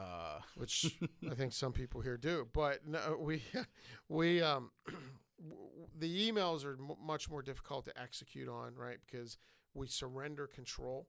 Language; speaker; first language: English; native; English